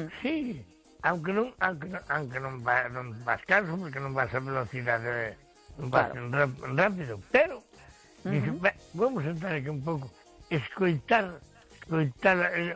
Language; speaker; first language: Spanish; non-native, local second language; Galician